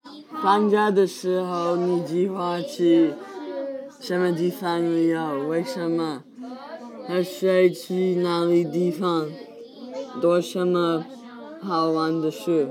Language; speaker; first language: Chinese; non-native, learner; English